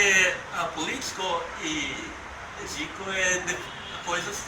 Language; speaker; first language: Portuguese; non-native, learner; Japanese